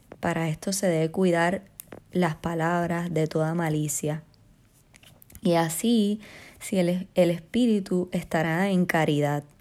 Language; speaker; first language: Spanish; native; Spanish